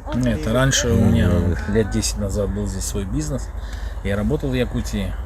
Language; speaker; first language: Russian; native; Russian